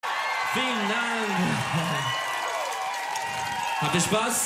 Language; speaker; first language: German; non-native, learner; Turkish